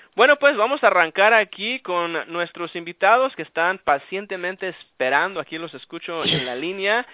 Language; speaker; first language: Spanish; early bilingual, heritage; Spanish